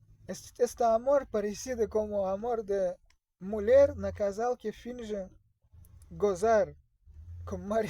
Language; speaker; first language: Portuguese; non-native, learner; Russian